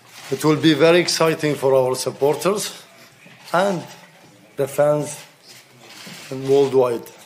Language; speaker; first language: English; non-native, fluent; Arabic